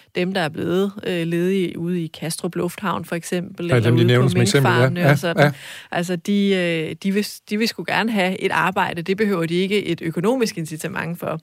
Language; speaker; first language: Danish; early bilingual, other home language; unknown